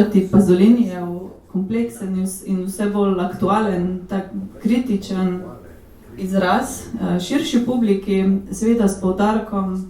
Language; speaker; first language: Slovenian; native; Slovenian